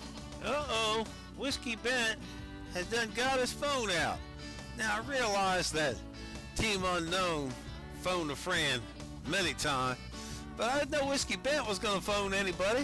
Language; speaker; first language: English; native; English